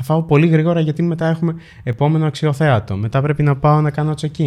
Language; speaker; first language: Greek; early bilingual, other home language; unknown